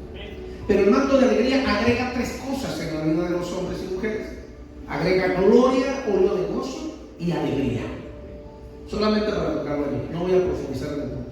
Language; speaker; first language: Spanish; native; Spanish